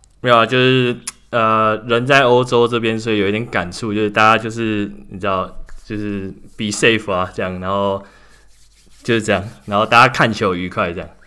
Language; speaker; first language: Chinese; native; Chinese